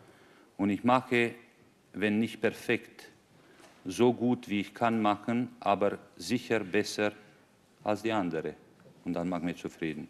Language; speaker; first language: German; non-native, fluent; Romanian